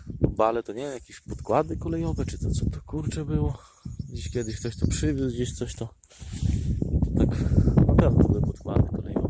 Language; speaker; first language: Polish; native; Polish